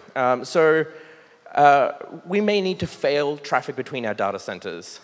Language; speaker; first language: English; native; English